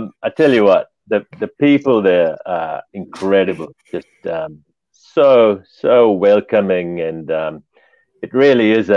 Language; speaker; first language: English; non-native, local second language; Tamil